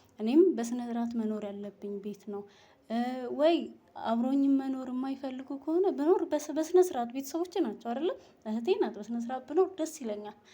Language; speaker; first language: Amharic; native; Amharic